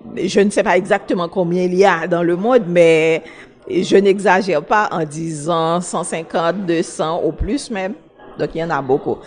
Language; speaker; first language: French; non-native, local second language; Haitian Creole